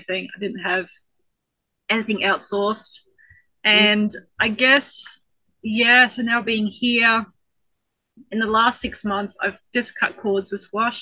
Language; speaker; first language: English; native; English